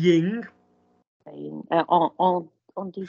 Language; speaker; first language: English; native; English